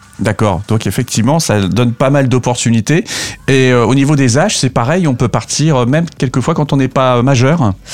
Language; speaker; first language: French; native; French